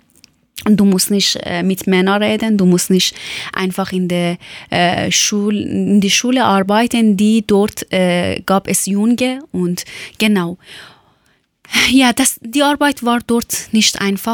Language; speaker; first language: German; non-native, learner; Persian